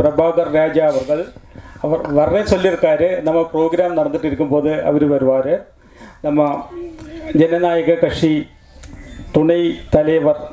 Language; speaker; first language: Tamil; non-native, local second language; Malayalam